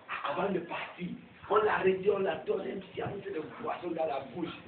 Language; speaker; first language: French; non-native, local second language; English